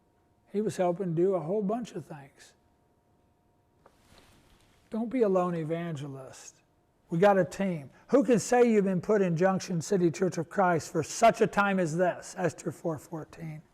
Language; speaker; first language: English; native; English